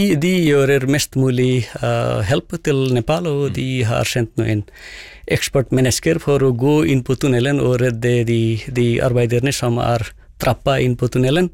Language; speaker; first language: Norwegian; non-native, fluent; Nepali